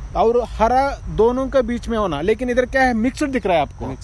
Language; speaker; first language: Hindi; non-native, local second language; Telugu